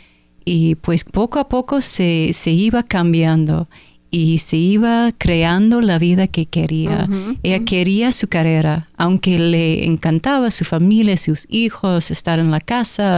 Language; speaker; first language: Spanish; non-native, fluent; English